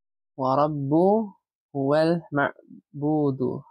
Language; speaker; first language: Arabic; non-native, learner; Indonesian